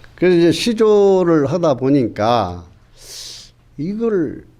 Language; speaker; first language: Korean; native; Korean